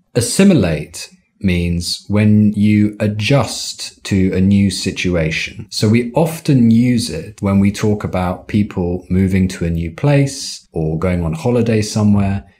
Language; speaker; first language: English; native; English